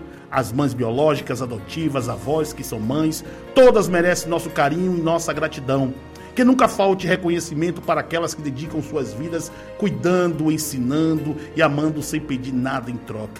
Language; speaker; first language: Portuguese; native; Portuguese